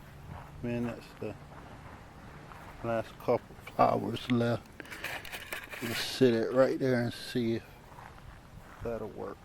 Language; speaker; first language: English; native; English